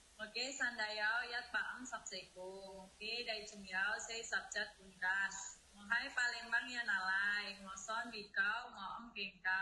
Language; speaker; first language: Cantonese; non-native, learner; Indonesian